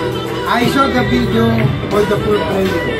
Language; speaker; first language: English; non-native, learner; Filipino